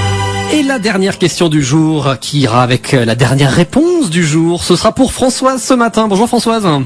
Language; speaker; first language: French; native; French